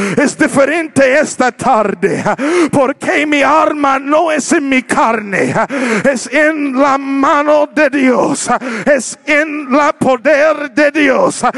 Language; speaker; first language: Spanish; non-native, learner; English